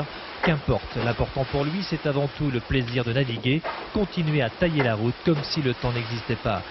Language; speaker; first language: French; native; French